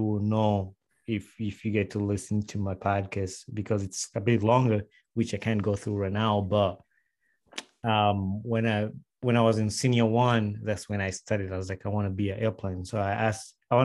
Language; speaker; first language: English; non-native, local second language; Ganda